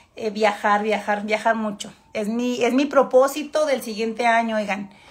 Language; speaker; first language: Spanish; native; Spanish